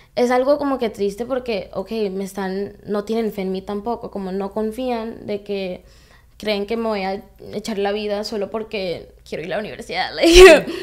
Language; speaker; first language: Spanish; early bilingual, heritage; Spanish